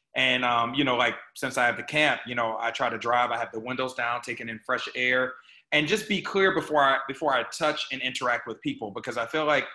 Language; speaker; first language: English; native; English